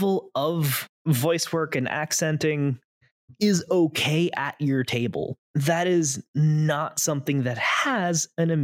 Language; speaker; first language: English; native; English